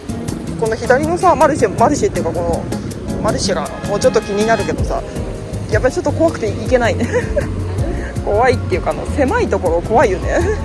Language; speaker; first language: Japanese; native; Japanese